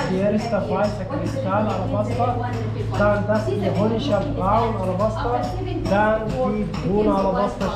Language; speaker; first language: German; non-native, learner; Arabic